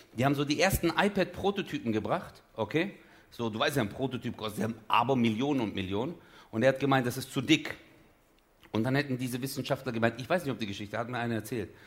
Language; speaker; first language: German; early bilingual, other home language; Turkish